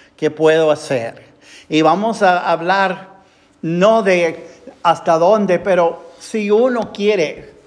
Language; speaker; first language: Spanish; non-native, fluent; English